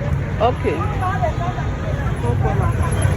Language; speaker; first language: French; non-native, local second language; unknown